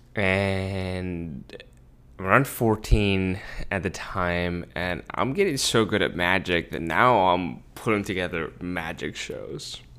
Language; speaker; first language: English; early bilingual, other home language; Spanish